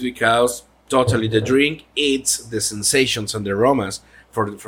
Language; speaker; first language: English; non-native, learner; Spanish